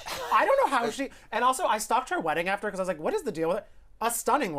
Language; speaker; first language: English; native; English